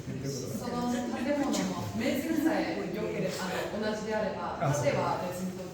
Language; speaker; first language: Japanese; native; Japanese